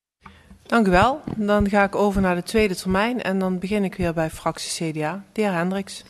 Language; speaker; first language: Dutch; native; Dutch